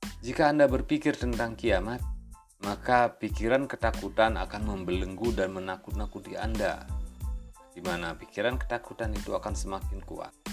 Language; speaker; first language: Indonesian; native; Indonesian